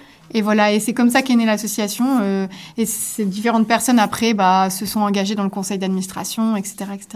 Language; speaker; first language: French; native; French